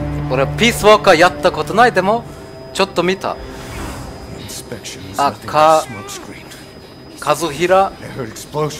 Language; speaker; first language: Japanese; non-native, learner; German